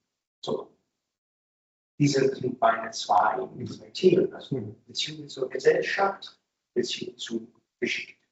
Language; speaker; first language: German; non-native, fluent; Italian